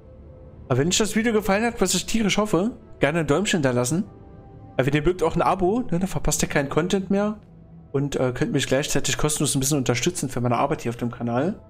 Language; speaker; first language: German; native; German